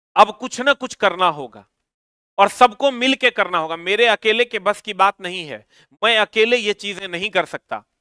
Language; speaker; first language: Hindi; native; Hindi